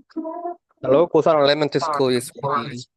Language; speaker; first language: English; non-native, fluent; Korean